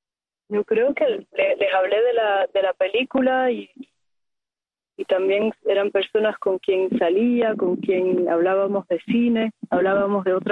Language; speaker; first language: Spanish; early bilingual, heritage; Spanish